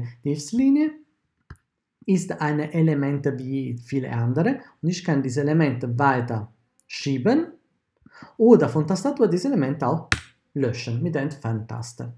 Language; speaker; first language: German; non-native, fluent; Italian